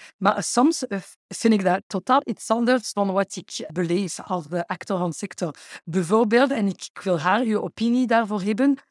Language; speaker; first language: Dutch; non-native, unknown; French